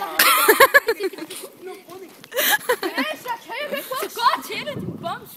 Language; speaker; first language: Danish; early bilingual, other home language; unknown